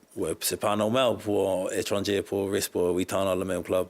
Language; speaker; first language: French; non-native, learner; English